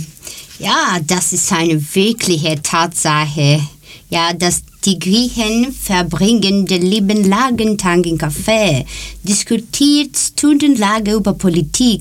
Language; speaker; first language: German; non-native, learner; Greek